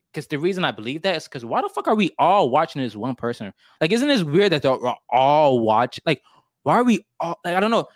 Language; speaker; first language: English; native; English